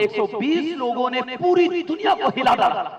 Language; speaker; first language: Hindi; native; Hindi